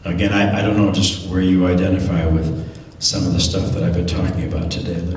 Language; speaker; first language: English; native; English